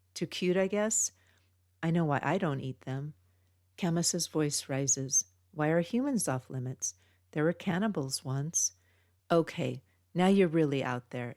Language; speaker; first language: English; native; English